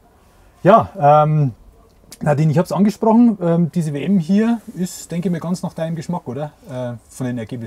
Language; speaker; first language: German; native; German